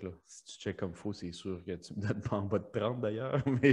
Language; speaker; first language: French; early bilingual, other home language; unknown